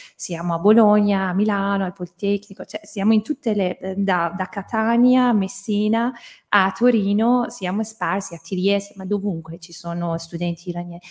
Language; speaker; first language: Italian; non-native, fluent; Persian